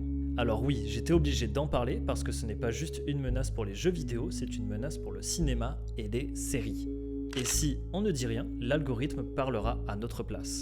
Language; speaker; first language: French; native; French